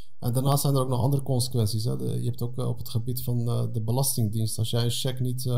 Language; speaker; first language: Dutch; early bilingual, other home language; Arabic